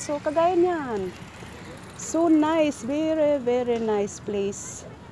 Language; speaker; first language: English; non-native, local second language; Filipino